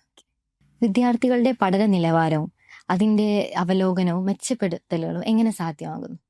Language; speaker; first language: Malayalam; native; Malayalam